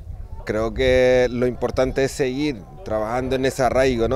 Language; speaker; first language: Spanish; native; Spanish